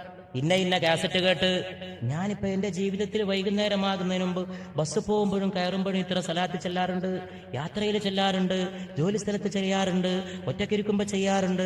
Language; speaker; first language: Malayalam; native; Malayalam